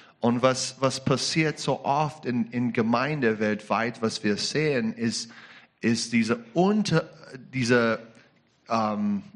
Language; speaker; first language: German; non-native, learner; English